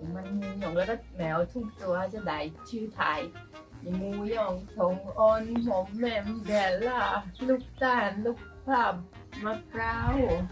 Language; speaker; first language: Thai; non-native, learner; Hungarian